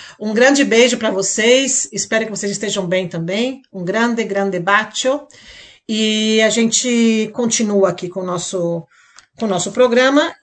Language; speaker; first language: Portuguese; native; Portuguese